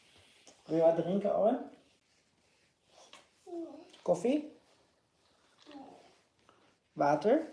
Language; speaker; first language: Dutch; non-native, fluent; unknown